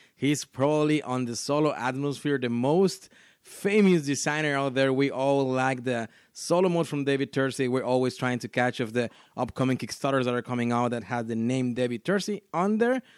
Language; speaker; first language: English; non-native, fluent; Spanish